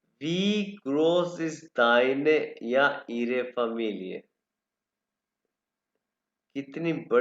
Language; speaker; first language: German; non-native, learner; Urdu